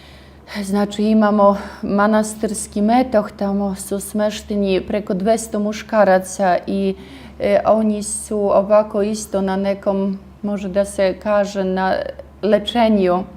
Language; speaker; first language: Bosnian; non-native, fluent; Russian